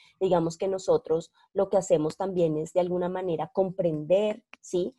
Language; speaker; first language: Spanish; native; Spanish